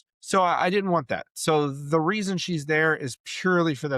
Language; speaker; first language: English; native; English